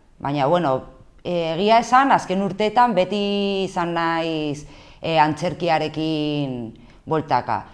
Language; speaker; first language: Basque; non-native, local second language; Spanish